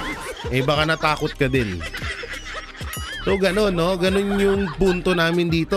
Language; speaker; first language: Filipino; native; Filipino